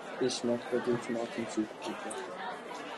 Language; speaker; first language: German; non-native, learner; English